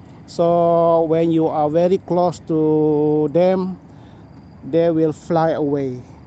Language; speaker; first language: English; non-native, local second language; Malay